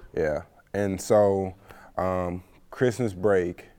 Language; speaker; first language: English; native; English